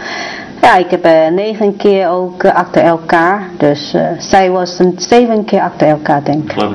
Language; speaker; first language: Dutch; non-native, learner; Chinese